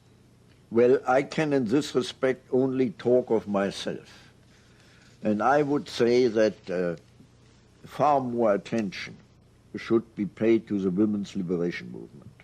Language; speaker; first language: English; non-native, fluent; German